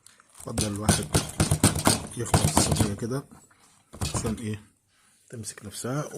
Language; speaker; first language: Arabic; native; Arabic